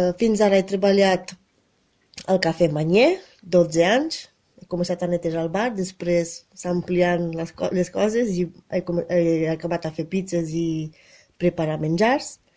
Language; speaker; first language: Catalan; non-native, fluent; Romanian